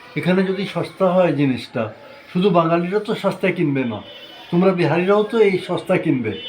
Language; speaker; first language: Bangla; non-native, fluent; Punjabi